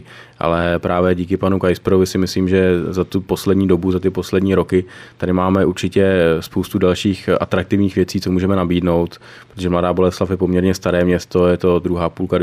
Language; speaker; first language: Czech; native; Czech